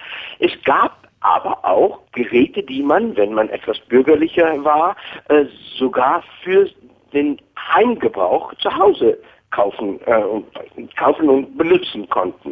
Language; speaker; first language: German; non-native, fluent; English